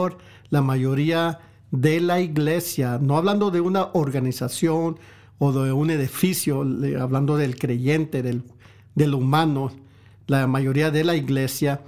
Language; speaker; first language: Spanish; early bilingual, heritage; Spanish